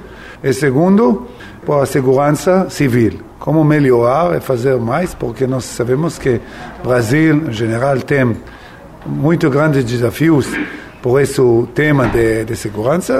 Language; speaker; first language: Portuguese; non-native, learner; Hebrew